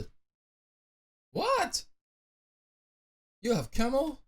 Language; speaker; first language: English; non-native, fluent; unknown